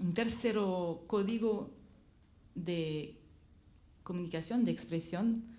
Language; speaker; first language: Spanish; non-native, learner; French